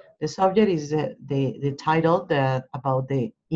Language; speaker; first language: English; non-native, learner; Spanish